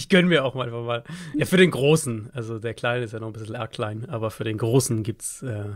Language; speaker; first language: German; native; German